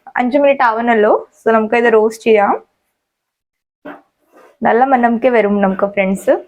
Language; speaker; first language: Malayalam; non-native, fluent; Hindi